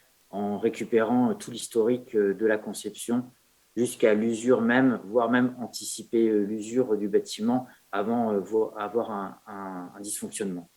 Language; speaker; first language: French; native; French